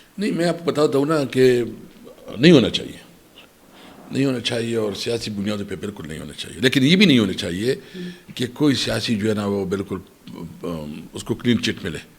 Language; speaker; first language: Urdu; non-native, local second language; Pashto